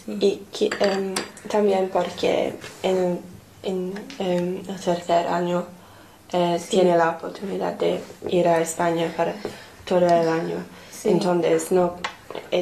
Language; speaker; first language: Spanish; non-native, fluent; English